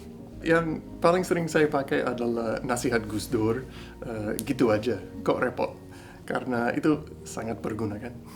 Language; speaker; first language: Indonesian; non-native, fluent; English